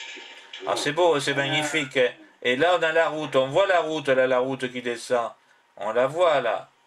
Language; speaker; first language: French; native; French